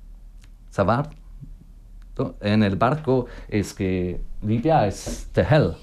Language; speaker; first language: Spanish; non-native, learner; German